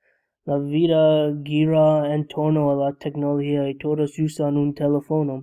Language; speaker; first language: Spanish; non-native, learner; English